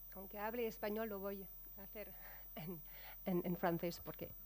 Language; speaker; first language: Spanish; non-native, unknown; French